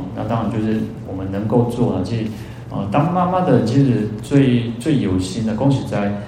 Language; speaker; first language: Chinese; native; Chinese